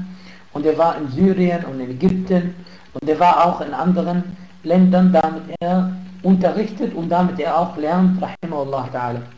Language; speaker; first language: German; non-native, fluent; Arabic